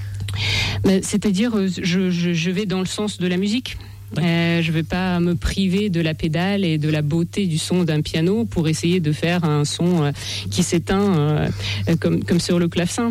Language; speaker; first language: French; non-native, fluent; Russian